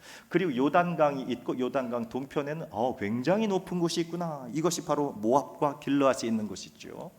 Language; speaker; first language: Korean; native; Korean